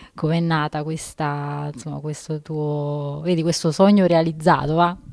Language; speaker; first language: Italian; native; Italian